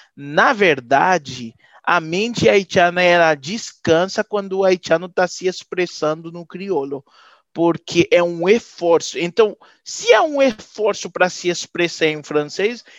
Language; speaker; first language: Portuguese; non-native, fluent; Haitian Creole